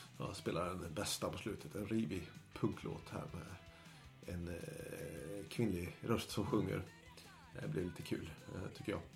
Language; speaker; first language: Swedish; native; Swedish